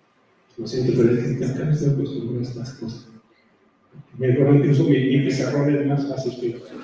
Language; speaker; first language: Spanish; native; Spanish